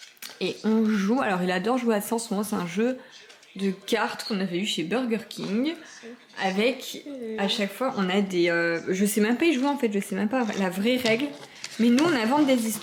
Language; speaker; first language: French; native; French